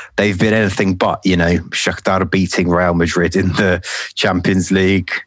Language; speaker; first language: English; native; English